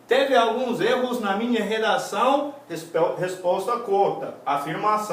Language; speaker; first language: Portuguese; non-native, fluent; English